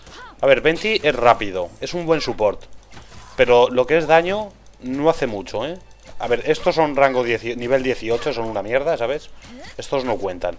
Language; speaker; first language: Spanish; native; Spanish